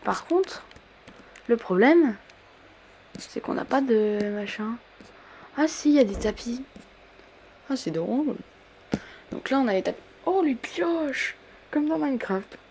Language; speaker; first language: French; native; French